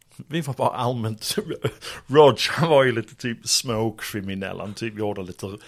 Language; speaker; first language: Swedish; non-native, fluent; English